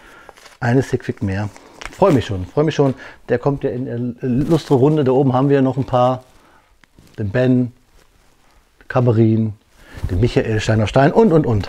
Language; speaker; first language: German; native; German